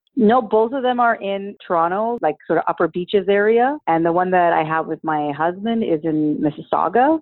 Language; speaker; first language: English; native; English